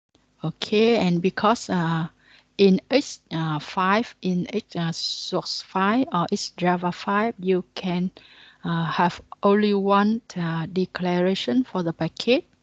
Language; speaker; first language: English; non-native, learner; Vietnamese